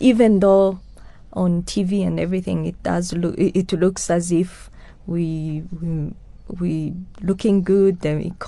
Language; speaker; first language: English; non-native, local second language; Kinyarwanda